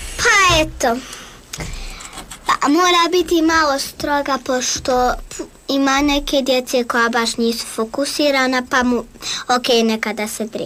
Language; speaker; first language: Serbian; native; Serbian